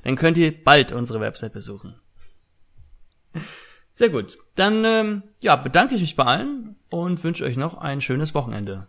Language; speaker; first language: German; native; German